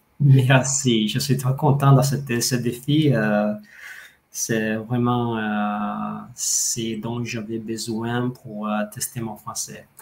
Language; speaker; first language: French; non-native, fluent; Italian